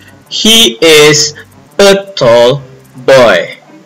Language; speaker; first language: English; non-native, local second language; Malay